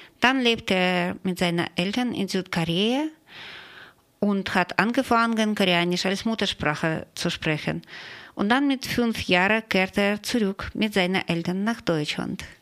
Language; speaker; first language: German; non-native, fluent; Russian